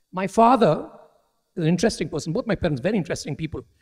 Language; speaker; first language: English; non-native, local second language; Malayalam